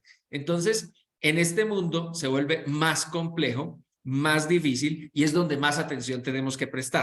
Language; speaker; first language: Spanish; native; Spanish